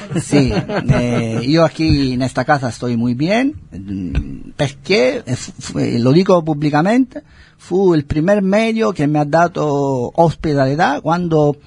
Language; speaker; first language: Spanish; non-native, fluent; Italian